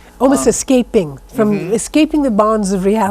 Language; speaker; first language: English; native; English